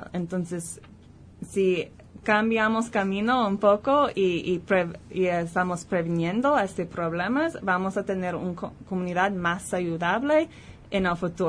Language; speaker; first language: Spanish; early bilingual, heritage; Spanish